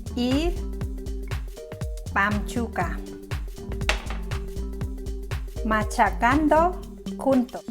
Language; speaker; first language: Spanish; non-native, learner; Thai